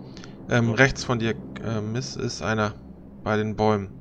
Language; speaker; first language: German; native; German